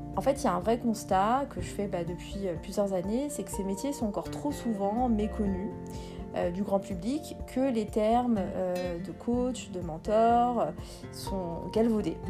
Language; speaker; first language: French; non-native, local second language; Kabyle